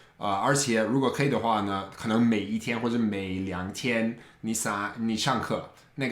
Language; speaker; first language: Chinese; non-native, fluent; English